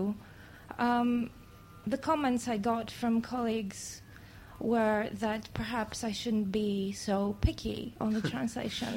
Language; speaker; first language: English; non-native, fluent; Greek